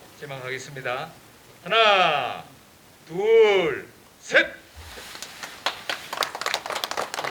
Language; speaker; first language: Korean; native; Korean